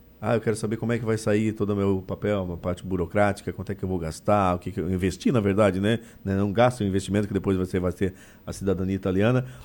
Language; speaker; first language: Portuguese; native; Portuguese